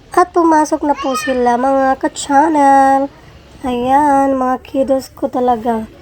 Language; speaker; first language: Filipino; non-native, local second language; Cebuano